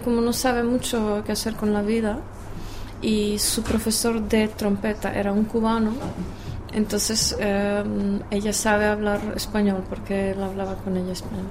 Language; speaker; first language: Spanish; non-native, fluent; Czech